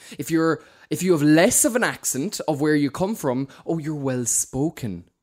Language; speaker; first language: English; native; English